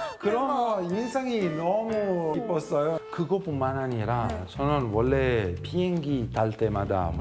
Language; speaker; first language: Korean; non-native, fluent; Italian